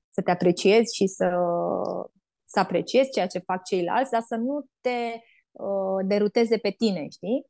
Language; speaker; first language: Romanian; native; Romanian